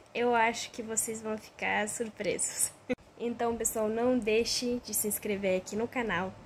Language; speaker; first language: Portuguese; non-native, fluent; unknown